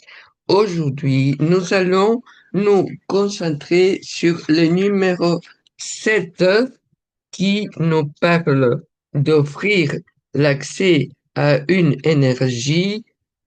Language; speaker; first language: French; non-native, fluent; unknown